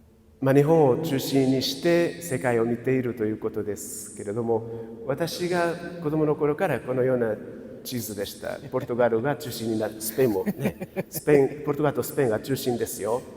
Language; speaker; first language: Japanese; non-native, fluent; Portuguese